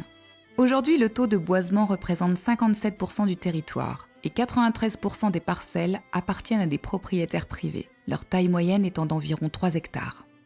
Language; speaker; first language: French; native; French